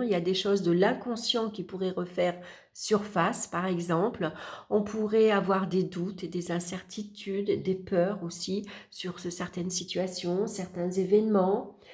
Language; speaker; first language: French; native; French